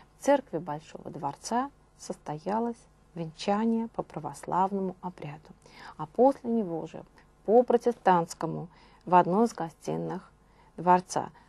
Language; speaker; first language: Russian; native; Russian